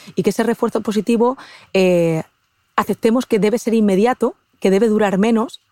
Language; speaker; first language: Spanish; native; Spanish